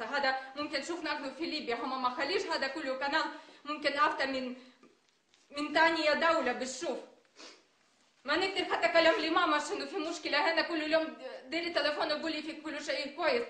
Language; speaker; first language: Arabic; non-native, learner; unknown